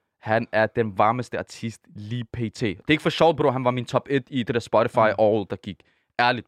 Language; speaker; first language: Danish; early bilingual, other home language; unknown